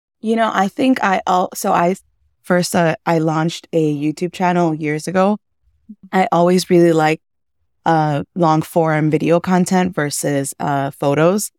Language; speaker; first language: English; early bilingual, other home language; Spanish